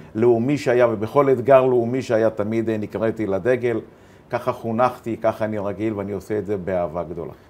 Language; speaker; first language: Hebrew; native; Hebrew